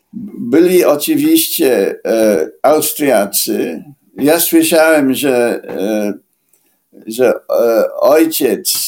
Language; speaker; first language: Polish; non-native, fluent; English